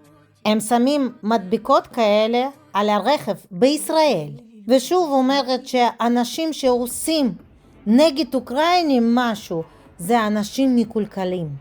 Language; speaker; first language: Hebrew; non-native, fluent; Russian